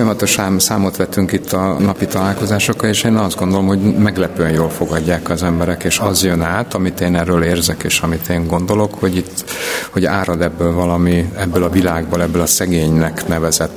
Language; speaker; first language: Hungarian; native; Hungarian